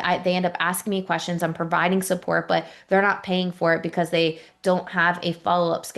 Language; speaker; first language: English; native; English